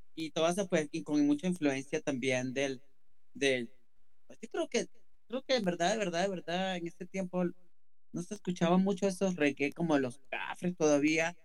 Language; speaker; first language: Spanish; native; Spanish